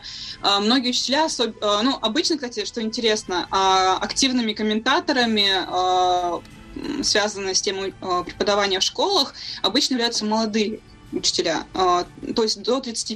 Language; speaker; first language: Russian; native; Russian